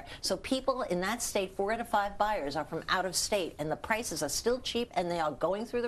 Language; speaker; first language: English; native; English